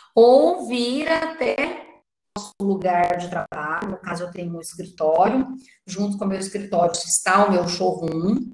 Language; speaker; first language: Portuguese; native; Portuguese